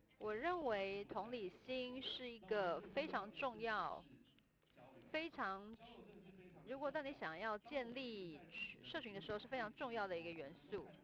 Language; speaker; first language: Chinese; non-native, fluent; Vietnamese